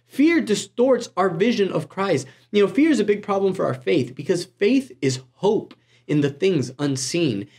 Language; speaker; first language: English; native; English